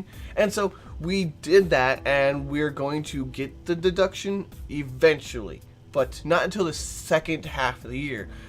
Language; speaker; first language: English; native; English